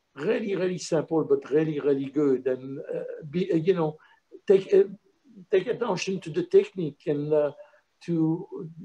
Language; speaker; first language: English; non-native, fluent; French